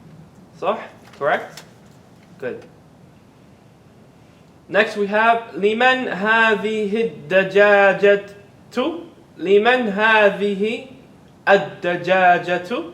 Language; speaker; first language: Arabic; non-native, fluent; English